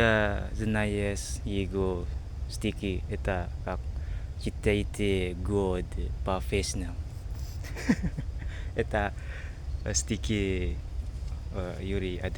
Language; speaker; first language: Russian; non-native, learner; Indonesian